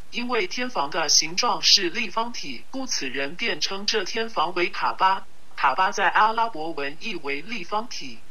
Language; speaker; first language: Chinese; non-native, local second language; Cantonese